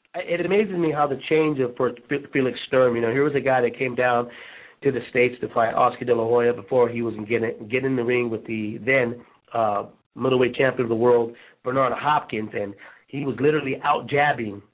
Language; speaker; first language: English; early bilingual, other home language; Spanish